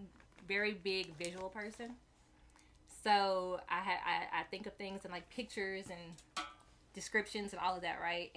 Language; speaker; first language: English; native; English